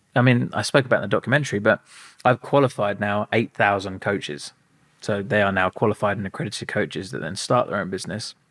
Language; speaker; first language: English; native; English